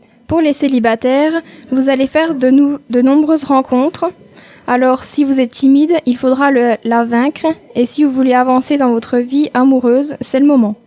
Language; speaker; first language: French; native; French